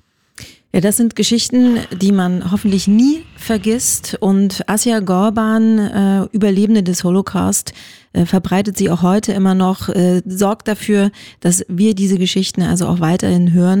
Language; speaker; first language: German; native; German